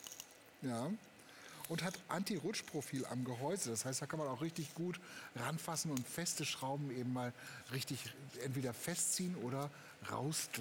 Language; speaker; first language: German; native; German